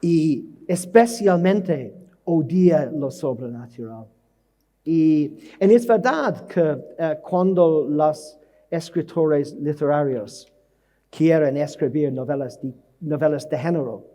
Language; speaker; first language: Spanish; non-native, learner; English